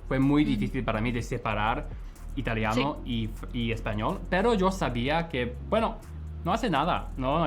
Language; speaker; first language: Spanish; non-native, fluent; English